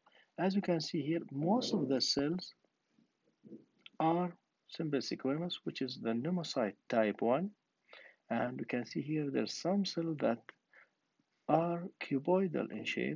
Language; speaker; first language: English; non-native, fluent; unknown